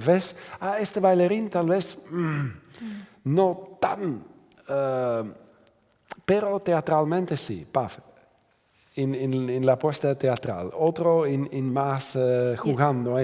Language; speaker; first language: Spanish; non-native, fluent; Dutch